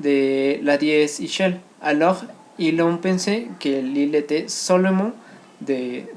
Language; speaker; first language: French; non-native, learner; Spanish